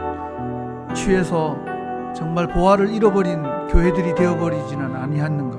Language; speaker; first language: Korean; native; Korean